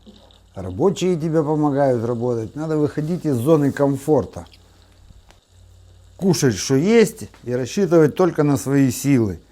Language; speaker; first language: Russian; native; Russian